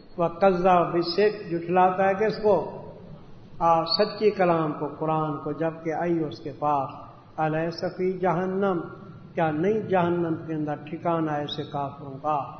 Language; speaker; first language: Urdu; non-native, local second language; Saraiki